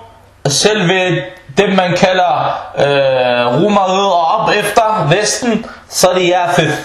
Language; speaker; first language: Danish; early bilingual, other home language; Arabic